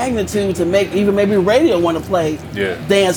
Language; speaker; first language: English; native; English